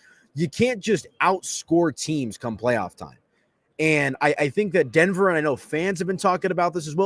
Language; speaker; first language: English; native; English